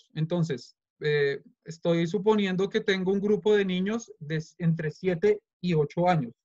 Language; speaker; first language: Spanish; native; Spanish